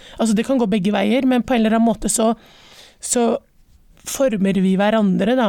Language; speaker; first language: Norwegian; early bilingual, other home language; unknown